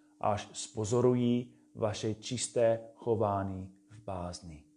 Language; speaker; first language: Czech; non-native, fluent; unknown